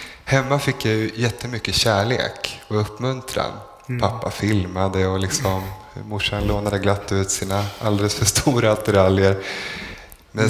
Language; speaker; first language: Swedish; native; Swedish